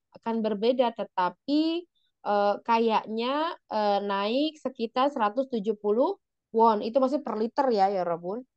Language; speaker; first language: Indonesian; native; Indonesian